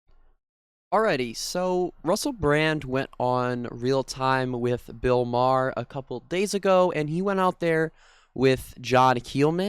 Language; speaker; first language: English; native; English